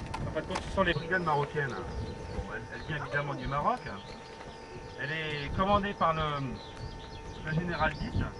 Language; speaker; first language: French; native; French